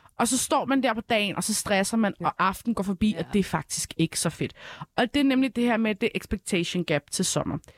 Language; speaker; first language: Danish; early bilingual, other home language; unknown